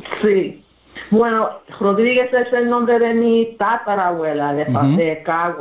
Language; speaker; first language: Spanish; early bilingual, heritage; English